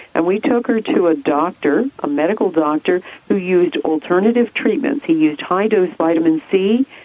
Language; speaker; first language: English; native; English